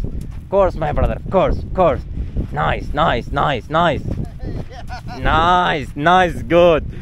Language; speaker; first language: English; non-native, learner; Arabic